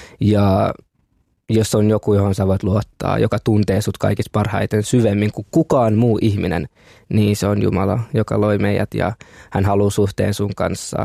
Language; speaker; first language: Finnish; early bilingual, other home language; Kinyarwanda